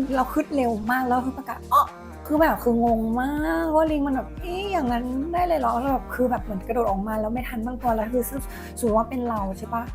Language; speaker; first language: Thai; native; Thai